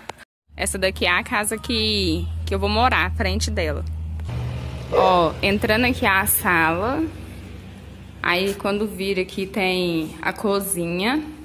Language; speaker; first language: Portuguese; native; Portuguese